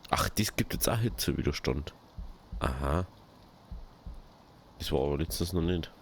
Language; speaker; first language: German; native; German